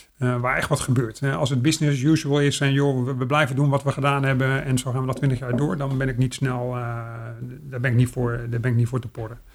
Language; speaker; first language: Dutch; native; Dutch